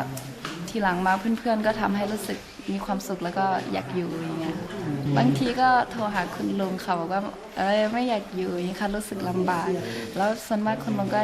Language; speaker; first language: Thai; non-native, local second language; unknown